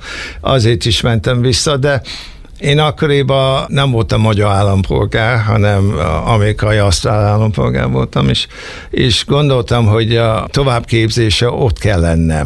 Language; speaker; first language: Hungarian; early bilingual, heritage; Hungarian